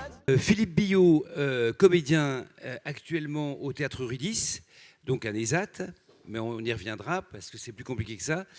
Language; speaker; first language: French; native; French